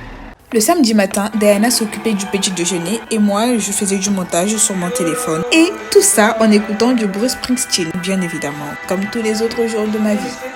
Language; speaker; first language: French; native; French